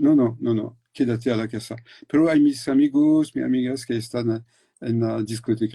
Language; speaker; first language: Spanish; non-native, fluent; French